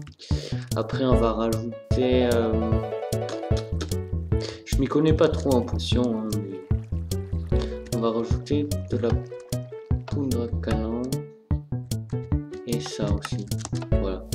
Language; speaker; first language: French; native; French